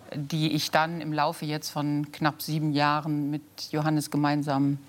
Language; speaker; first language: German; native; German